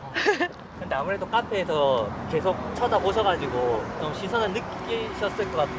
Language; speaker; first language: Korean; native; Korean